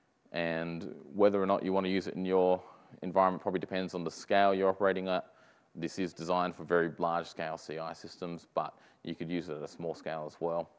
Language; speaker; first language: English; native; English